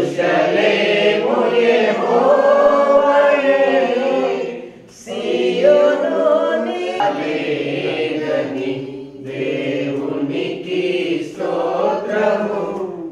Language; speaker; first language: Telugu; native; Telugu